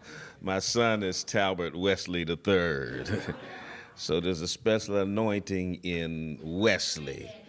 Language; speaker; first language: English; native; English